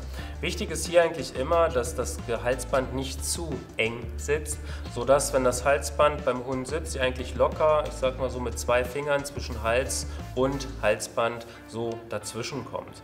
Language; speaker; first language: German; native; German